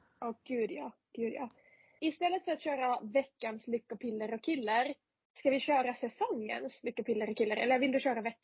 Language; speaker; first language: Swedish; non-native, fluent; Finnish